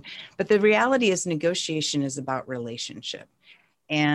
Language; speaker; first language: English; native; English